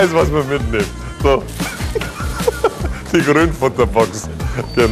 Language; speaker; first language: German; native; German